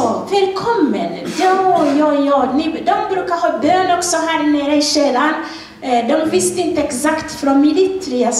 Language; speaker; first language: Swedish; non-native, learner; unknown